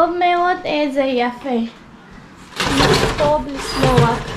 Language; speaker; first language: Hebrew; non-native, learner; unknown